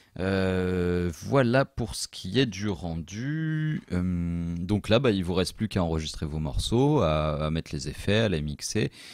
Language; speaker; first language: French; native; French